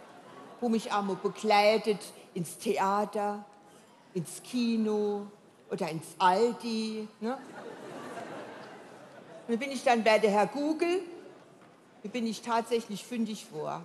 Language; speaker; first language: German; native; German